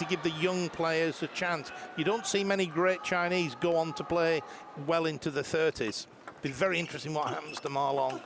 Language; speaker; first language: English; native; English